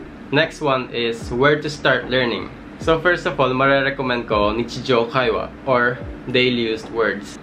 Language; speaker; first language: English; non-native, fluent; Filipino